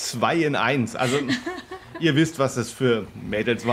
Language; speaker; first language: German; native; German